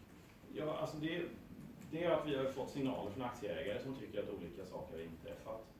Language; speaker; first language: Swedish; native; Swedish